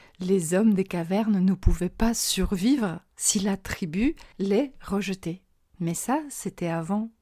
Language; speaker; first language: French; non-native, fluent; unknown